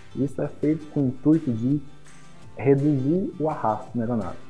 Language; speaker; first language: Portuguese; native; Portuguese